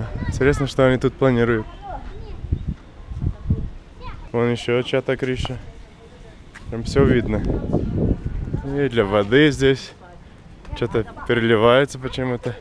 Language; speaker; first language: Russian; non-native, fluent; English